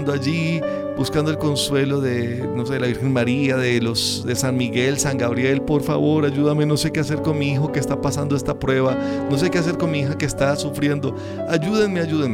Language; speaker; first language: Spanish; native; Spanish